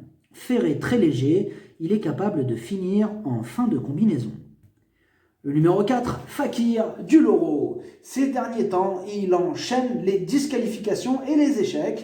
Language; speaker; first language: French; native; French